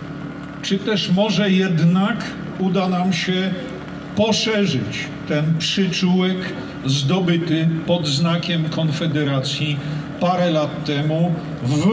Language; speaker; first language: Polish; native; Polish